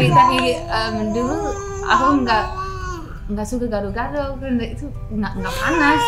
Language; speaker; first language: Indonesian; non-native, learner; English